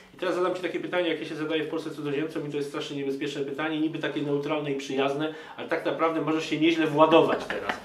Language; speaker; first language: Polish; native; Polish